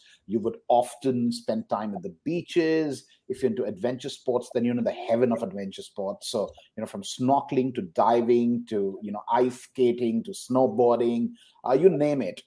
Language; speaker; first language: English; non-native, local second language; Hindi